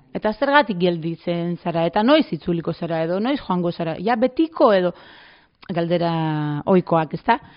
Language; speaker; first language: Basque; non-native, fluent; Greek